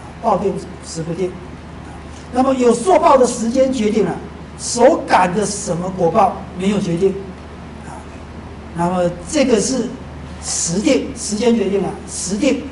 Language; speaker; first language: Chinese; native; Chinese